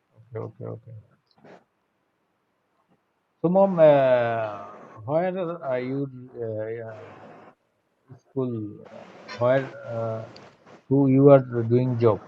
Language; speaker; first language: English; non-native, learner; Bangla